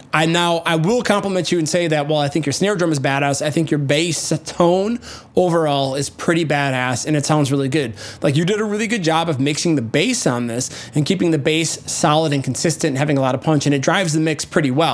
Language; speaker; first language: English; native; English